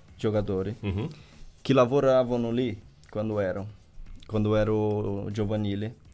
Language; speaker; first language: Italian; non-native, fluent; Portuguese